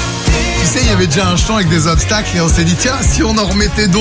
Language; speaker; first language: French; native; French